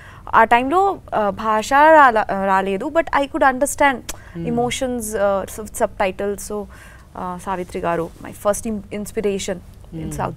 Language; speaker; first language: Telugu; non-native, learner; Bangla